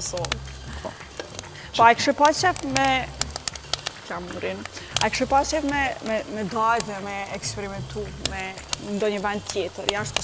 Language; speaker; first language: Albanian; native; Albanian